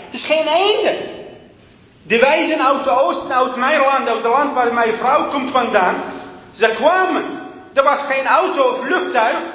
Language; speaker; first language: Dutch; non-native, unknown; Arabic